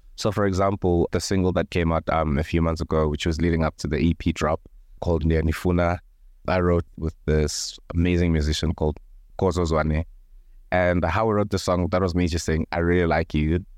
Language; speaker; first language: English; non-native, local second language; Venda